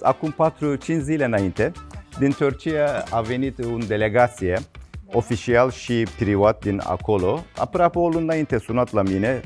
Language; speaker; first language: Romanian; non-native, learner; Turkish